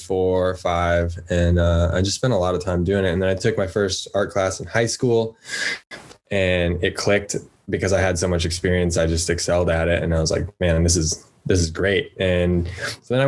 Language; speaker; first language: English; native; English